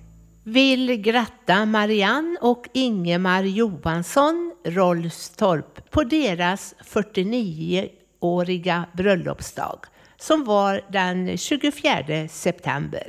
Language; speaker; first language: Swedish; native; Swedish